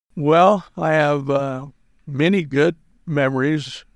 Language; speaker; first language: English; native; English